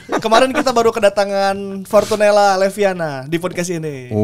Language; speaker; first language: Indonesian; native; Indonesian